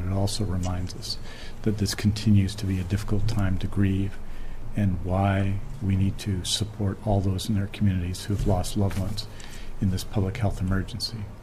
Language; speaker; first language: English; native; English